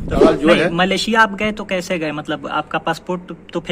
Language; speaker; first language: Hindi; native; Hindi